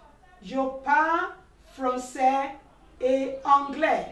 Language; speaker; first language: French; non-native, learner; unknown